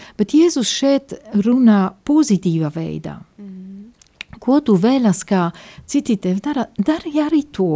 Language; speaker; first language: Latvian; non-native, fluent; Italian